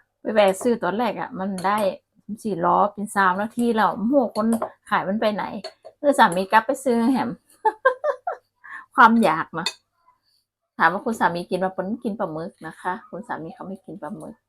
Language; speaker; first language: Thai; non-native, local second language; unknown